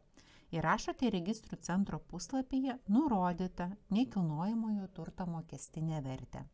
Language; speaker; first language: Lithuanian; native; Lithuanian